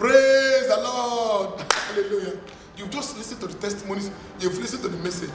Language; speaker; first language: English; non-native, local second language; Igbo